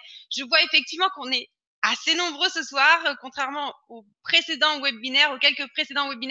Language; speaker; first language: French; native; French